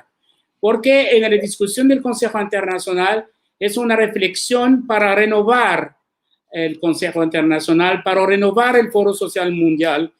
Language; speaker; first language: Spanish; non-native, learner; Arabic